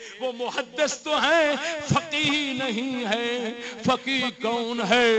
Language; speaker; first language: Urdu; non-native, local second language; Saraiki